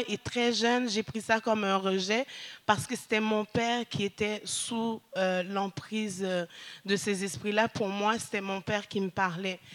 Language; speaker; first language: French; early bilingual, other home language; Haitian Creole